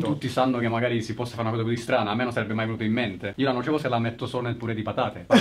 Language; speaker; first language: Italian; native; Italian